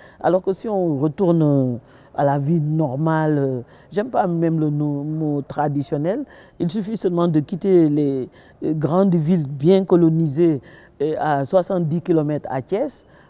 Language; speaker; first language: French; non-native, local second language; Wolof